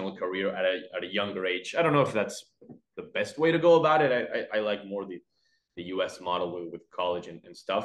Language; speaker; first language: English; non-native, fluent; Spanish